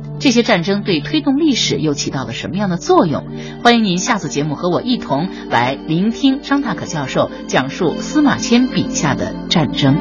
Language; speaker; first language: Chinese; native; Chinese